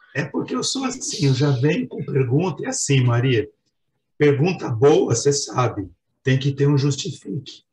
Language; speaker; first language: Portuguese; native; Portuguese